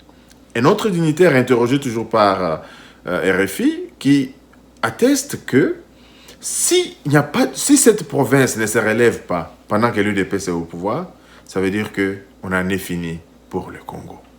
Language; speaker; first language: French; non-native, local second language; Lingala